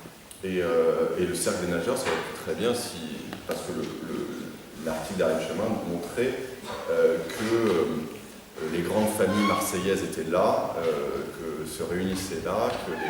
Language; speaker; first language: French; native; French